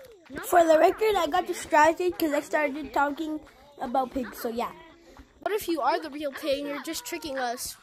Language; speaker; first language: English; native; English